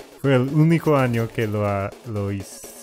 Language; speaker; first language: Spanish; non-native, learner; English